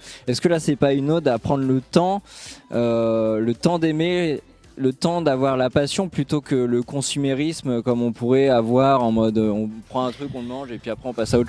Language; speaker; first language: French; native; French